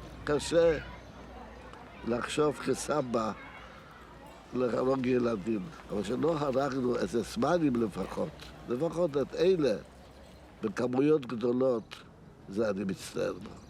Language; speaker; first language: Hebrew; non-native, fluent; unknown